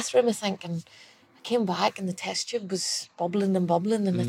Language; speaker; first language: English; native; English